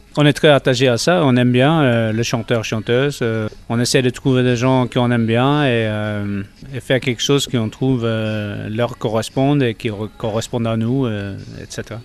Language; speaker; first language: French; non-native, fluent; Swedish